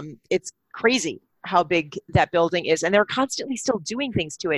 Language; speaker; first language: English; native; English